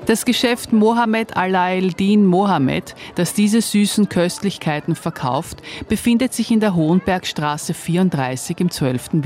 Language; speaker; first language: German; native; German